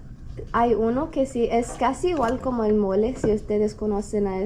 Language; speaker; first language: Spanish; early bilingual, heritage; Spanish